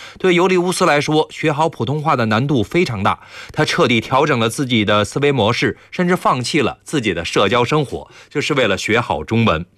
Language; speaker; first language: Chinese; native; Chinese